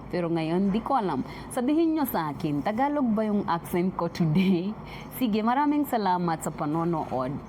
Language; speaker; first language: Filipino; non-native, fluent; Swahili